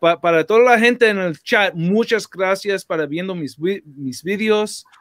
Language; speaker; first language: Spanish; non-native, learner; English